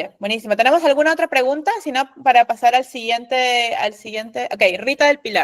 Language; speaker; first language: Spanish; native; Spanish